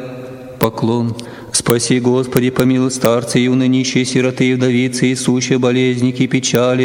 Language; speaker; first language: Russian; native; Russian